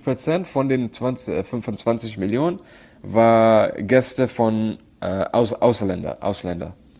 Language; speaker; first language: German; non-native, learner; Arabic